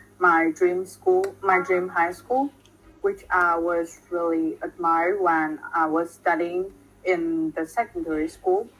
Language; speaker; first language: English; non-native, fluent; Vietnamese